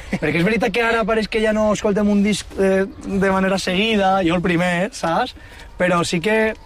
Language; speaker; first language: Catalan; native; Catalan